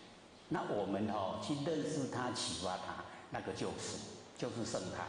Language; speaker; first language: Chinese; native; Chinese